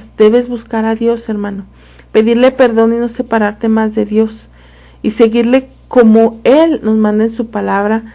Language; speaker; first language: Spanish; native; Spanish